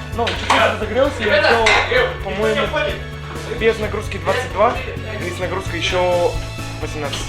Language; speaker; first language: Russian; native; Russian